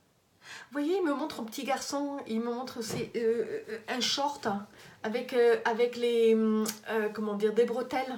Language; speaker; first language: French; native; French